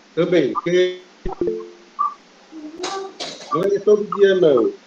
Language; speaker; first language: Portuguese; non-native, local second language; Kayapó